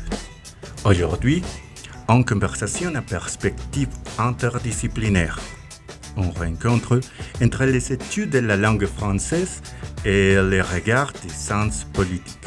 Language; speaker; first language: French; non-native, fluent; Spanish